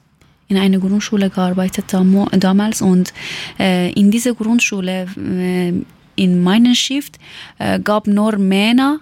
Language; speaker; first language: German; non-native, learner; Persian